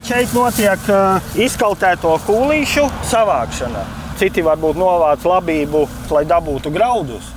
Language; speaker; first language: Latvian; native; Latvian